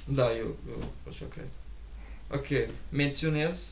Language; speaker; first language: Romanian; non-native, learner; German